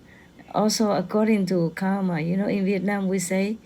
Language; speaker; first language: English; non-native, fluent; Vietnamese